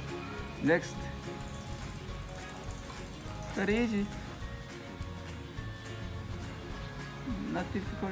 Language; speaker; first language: English; non-native, learner; Korean